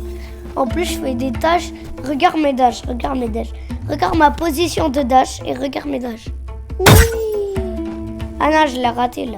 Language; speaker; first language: French; native; French